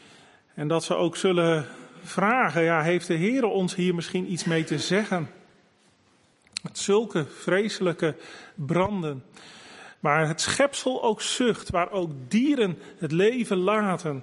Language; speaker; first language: Dutch; native; Dutch